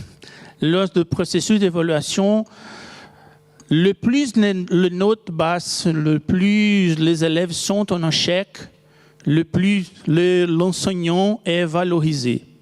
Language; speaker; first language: French; non-native, fluent; Portuguese